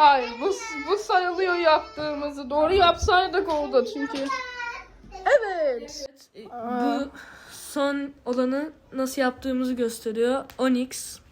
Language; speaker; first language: Turkish; early bilingual, heritage; Turkish